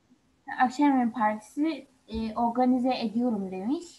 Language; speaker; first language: Turkish; native; Turkish